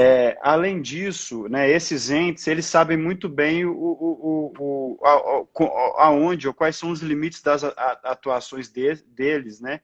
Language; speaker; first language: Portuguese; native; Portuguese